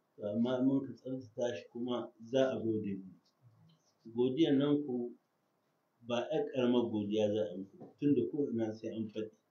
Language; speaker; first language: Hausa; native; Hausa